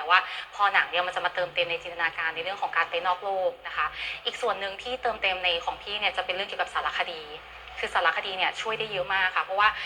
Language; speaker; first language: Thai; native; Thai